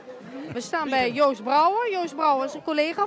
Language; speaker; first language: Dutch; native; Dutch